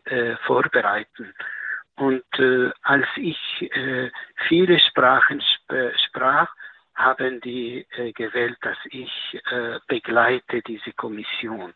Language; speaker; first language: German; non-native, learner; Arabic